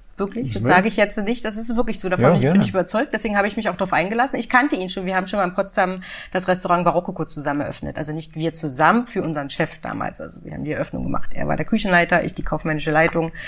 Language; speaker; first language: German; native; German